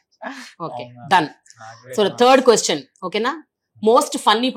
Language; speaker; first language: Telugu; native; Telugu